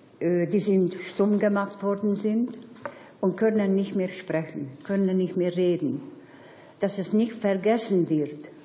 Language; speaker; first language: German; non-native, fluent; Hungarian